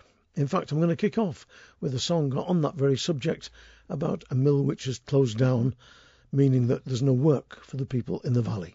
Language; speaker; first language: English; native; English